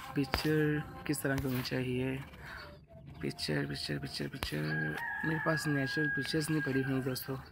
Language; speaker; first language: Urdu; non-native, local second language; Punjabi